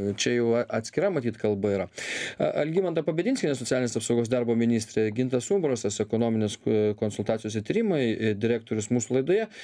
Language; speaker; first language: Lithuanian; native; Lithuanian